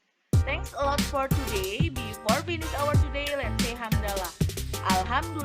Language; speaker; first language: English; non-native, fluent; Indonesian